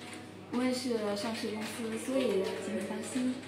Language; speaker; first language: Chinese; non-native, fluent; Vietnamese